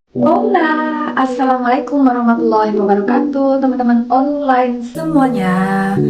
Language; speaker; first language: Indonesian; native; Indonesian